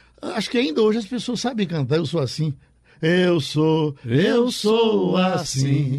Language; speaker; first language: Portuguese; native; Portuguese